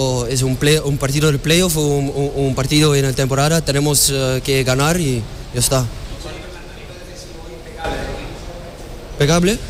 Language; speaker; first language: Spanish; non-native, learner; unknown